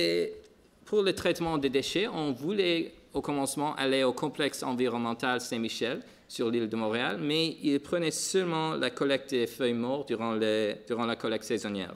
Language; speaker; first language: French; non-native, local second language; English